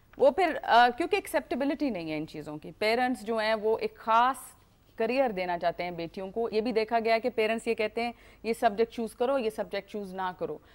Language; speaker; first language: Hindi; native; Hindi